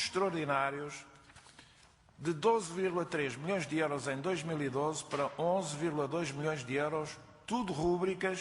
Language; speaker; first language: Portuguese; native; Portuguese